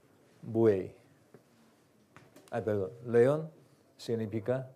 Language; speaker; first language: Spanish; non-native, learner; Korean